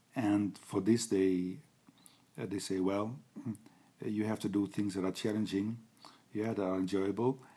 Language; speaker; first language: English; non-native, fluent; Dutch